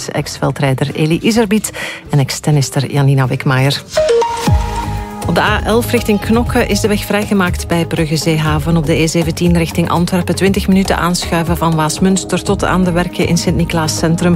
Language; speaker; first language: Dutch; native; Dutch